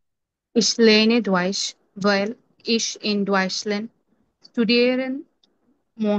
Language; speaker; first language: German; non-native, learner; Bangla